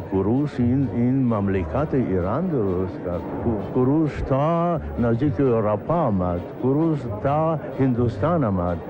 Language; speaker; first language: Persian; non-native, learner; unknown